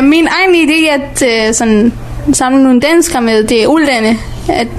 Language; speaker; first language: Danish; early bilingual, other home language; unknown